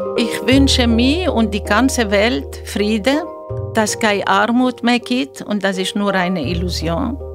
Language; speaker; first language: German; non-native, fluent; Greek